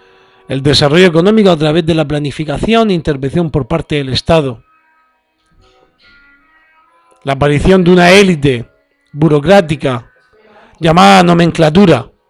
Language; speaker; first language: Spanish; native; Spanish